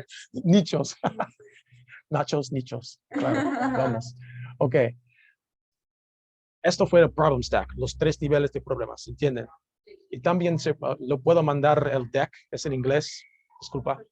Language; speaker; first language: Spanish; non-native, learner; English